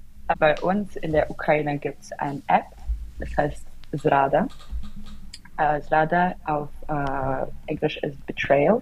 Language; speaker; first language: German; non-native, fluent; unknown